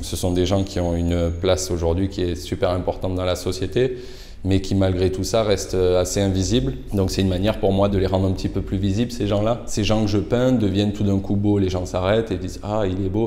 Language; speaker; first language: French; native; French